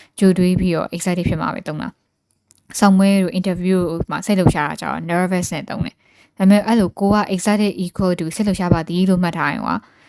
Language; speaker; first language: Burmese; native; Burmese